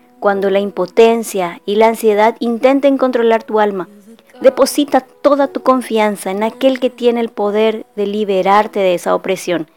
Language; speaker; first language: Spanish; native; Spanish